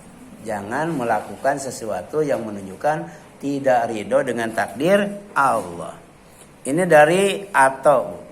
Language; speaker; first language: Indonesian; native; Indonesian